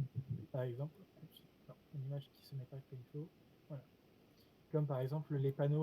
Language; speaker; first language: French; native; French